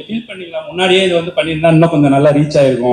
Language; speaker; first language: Tamil; native; Tamil